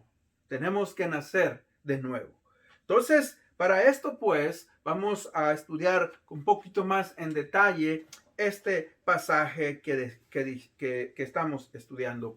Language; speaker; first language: Spanish; native; Spanish